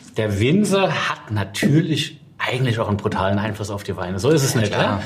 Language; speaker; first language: German; native; German